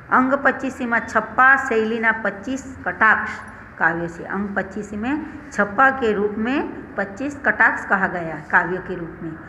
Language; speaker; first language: Hindi; non-native, local second language; Gujarati